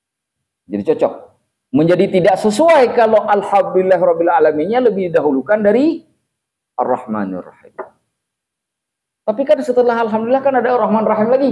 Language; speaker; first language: Indonesian; native; Indonesian